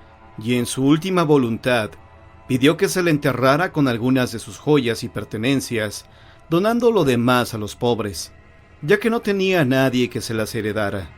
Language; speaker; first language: Spanish; native; Spanish